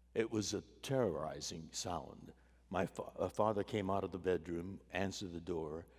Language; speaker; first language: English; native; English